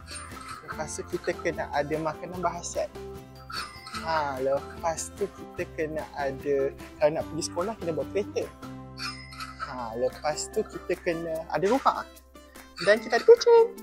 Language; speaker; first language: Malay; native; Malay